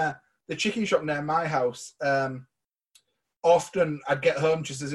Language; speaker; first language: English; native; English